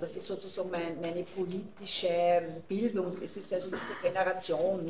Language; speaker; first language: German; native; German